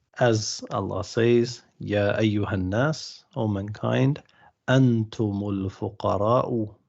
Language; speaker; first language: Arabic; non-native, fluent; English